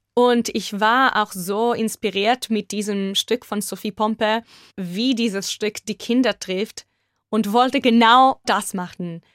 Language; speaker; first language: German; non-native, fluent; Hebrew